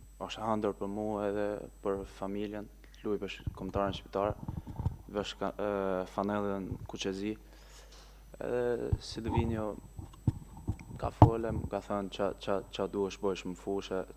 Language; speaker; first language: Albanian; early bilingual, heritage; Albanian